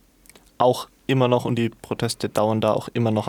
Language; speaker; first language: German; native; German